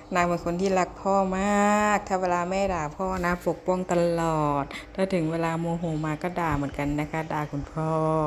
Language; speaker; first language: Thai; native; Thai